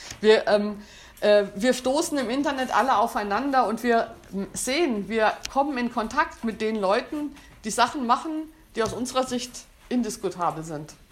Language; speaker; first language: German; native; German